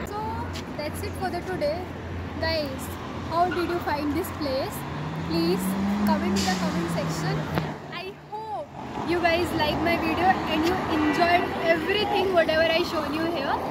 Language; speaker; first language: English; non-native, local second language; Hindi